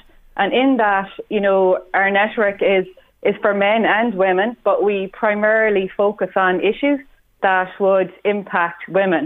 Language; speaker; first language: English; native; English